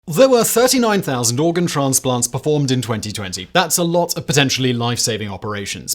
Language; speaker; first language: English; native; English